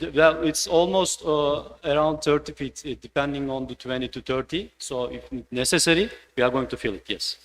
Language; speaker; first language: English; non-native, fluent; Turkish